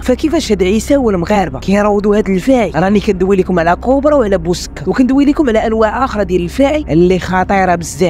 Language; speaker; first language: Arabic; native; Arabic